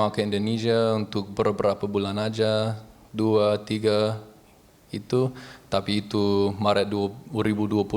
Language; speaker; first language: Indonesian; non-native, learner; English